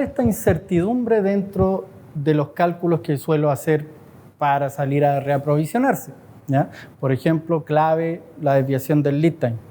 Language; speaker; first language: Spanish; native; Spanish